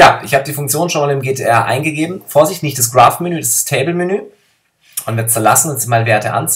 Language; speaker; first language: German; native; German